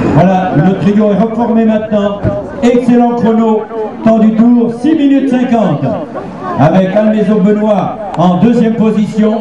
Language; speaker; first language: French; native; French